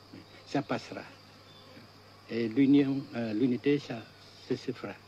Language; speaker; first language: French; non-native, fluent; Vietnamese